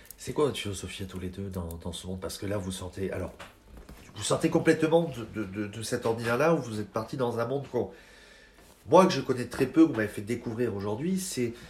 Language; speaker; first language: French; native; French